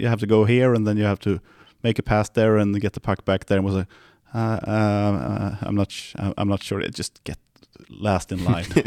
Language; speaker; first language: English; non-native, fluent; Swedish